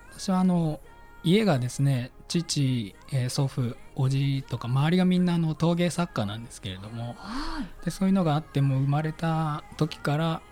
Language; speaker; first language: Japanese; native; Japanese